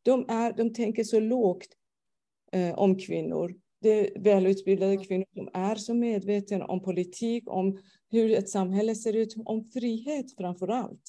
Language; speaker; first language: Swedish; non-native, fluent; Persian